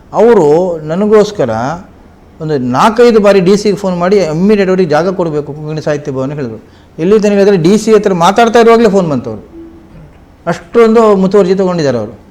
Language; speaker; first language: Kannada; non-native, local second language; Konkani